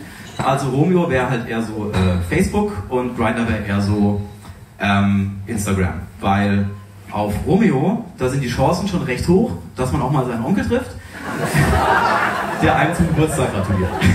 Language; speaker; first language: German; native; German